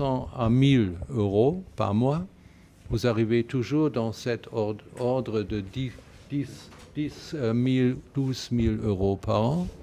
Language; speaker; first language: French; non-native, fluent; German